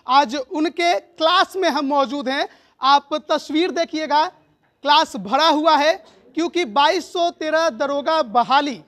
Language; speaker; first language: Hindi; native; Hindi